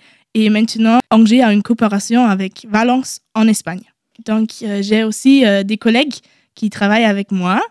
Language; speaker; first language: French; non-native, learner; German